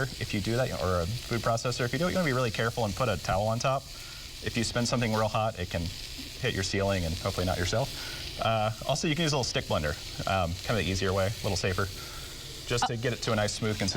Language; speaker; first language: English; native; English